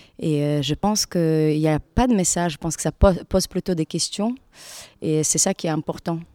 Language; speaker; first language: French; non-native, fluent; Russian